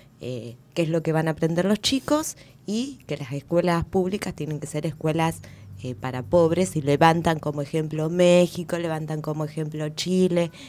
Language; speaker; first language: Spanish; native; Spanish